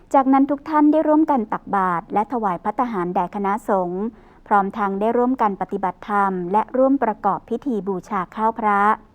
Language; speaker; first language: Thai; native; Thai